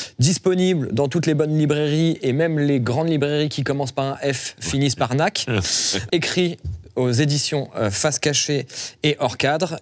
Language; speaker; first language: French; native; French